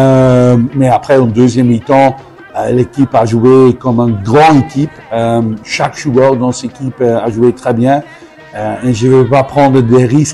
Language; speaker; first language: French; non-native, fluent; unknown